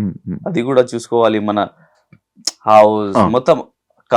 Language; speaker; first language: Telugu; non-native, learner; Hindi